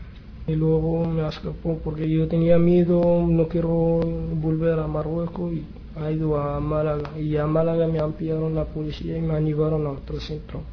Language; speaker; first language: Spanish; non-native, learner; Arabic